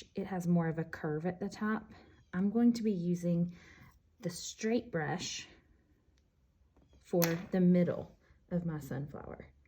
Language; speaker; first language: English; native; English